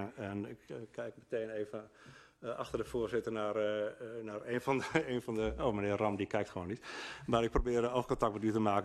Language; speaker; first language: Dutch; native; Dutch